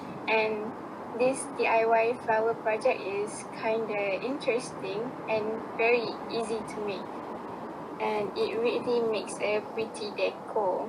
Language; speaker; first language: English; non-native, local second language; Malay